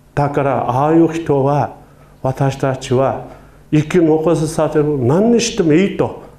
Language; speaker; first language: Japanese; non-native, fluent; Chinese